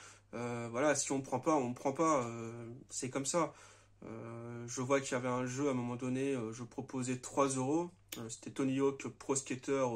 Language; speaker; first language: French; native; French